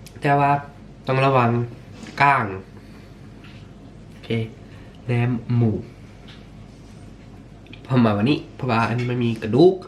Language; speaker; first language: Thai; early bilingual, heritage; Swedish